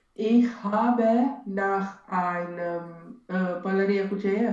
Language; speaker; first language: German; non-native, learner; Romanian